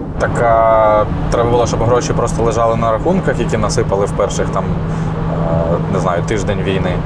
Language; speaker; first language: Ukrainian; native; Ukrainian